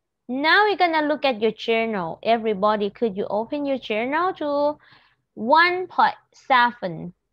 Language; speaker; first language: English; non-native, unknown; Thai